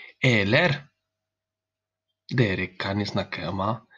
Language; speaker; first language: Norwegian; non-native, learner; Spanish